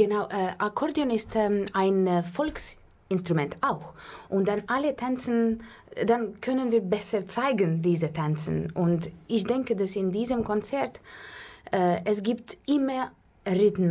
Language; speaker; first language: German; non-native, learner; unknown